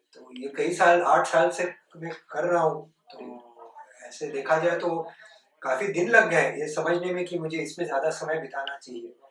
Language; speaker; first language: Hindi; non-native, local second language; Bangla